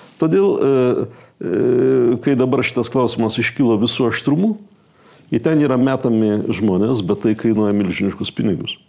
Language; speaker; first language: Lithuanian; native; Lithuanian